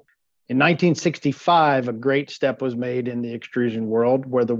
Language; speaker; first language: English; native; English